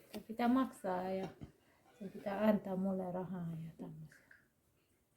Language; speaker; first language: Finnish; non-native, learner; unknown